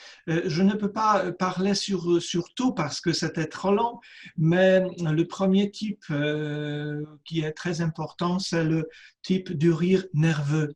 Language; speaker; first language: French; non-native, fluent; Polish